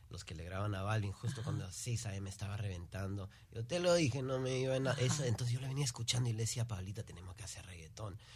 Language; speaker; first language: Spanish; early bilingual, heritage; Spanish